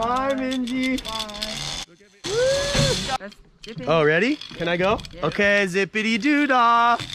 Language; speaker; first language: English; native; English